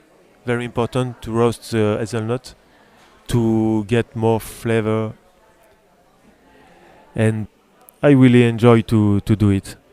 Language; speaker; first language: English; non-native, learner; French